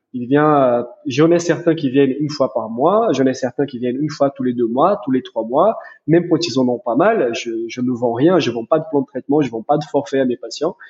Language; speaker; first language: French; non-native, fluent; Portuguese